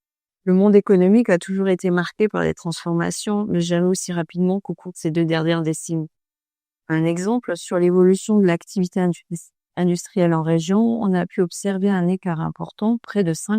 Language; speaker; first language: French; native; French